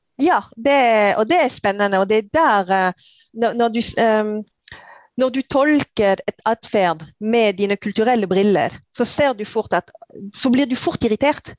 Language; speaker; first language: Norwegian; non-native, fluent; French